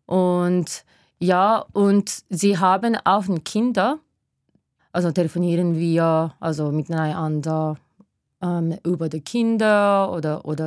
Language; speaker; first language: German; non-native, learner; Japanese